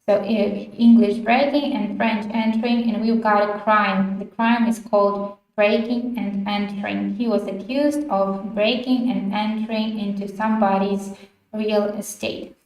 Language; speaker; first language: English; non-native, fluent; Ukrainian